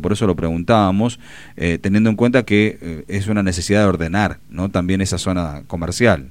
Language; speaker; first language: Spanish; native; Spanish